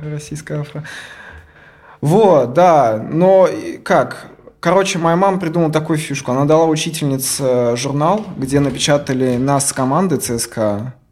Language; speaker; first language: Russian; native; Russian